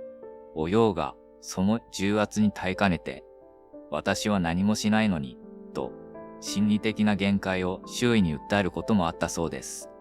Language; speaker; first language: Japanese; native; Japanese